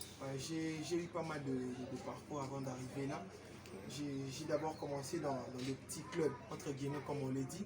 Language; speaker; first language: French; non-native, local second language; Lingala